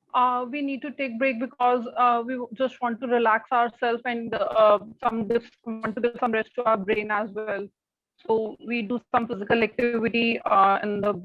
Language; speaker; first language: English; non-native, fluent; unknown